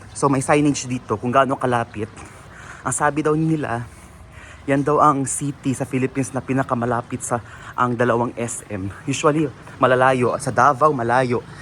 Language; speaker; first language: Filipino; non-native, local second language; Chavacano